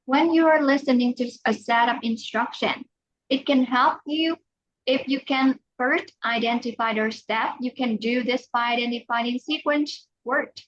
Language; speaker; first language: English; non-native, fluent; Vietnamese